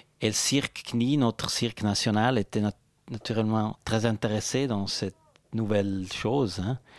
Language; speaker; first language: French; non-native, local second language; Italian